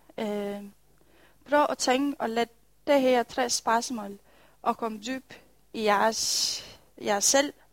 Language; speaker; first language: Danish; non-native, fluent; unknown